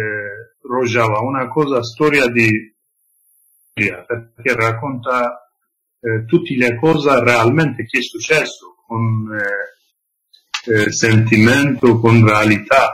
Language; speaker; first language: Italian; non-native, learner; Kurdish